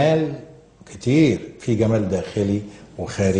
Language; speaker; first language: Arabic; native; Arabic